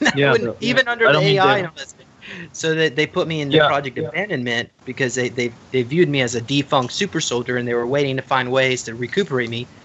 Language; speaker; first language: English; native; English